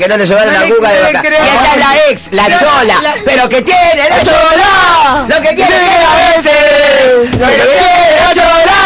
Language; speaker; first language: Spanish; native; Spanish